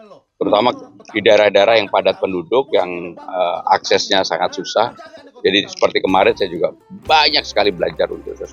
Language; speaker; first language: Indonesian; native; Indonesian